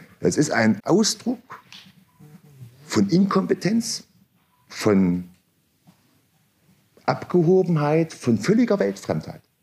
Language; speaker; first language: German; native; German